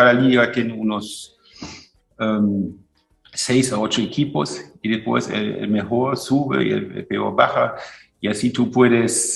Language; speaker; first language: Spanish; non-native, fluent; German